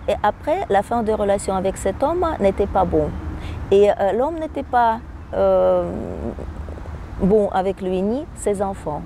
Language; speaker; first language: French; non-native, fluent; Russian